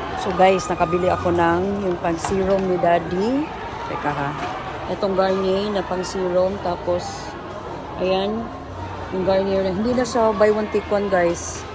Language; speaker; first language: Filipino; non-native, local second language; Cebuano